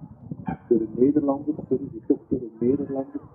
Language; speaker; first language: Dutch; native; Dutch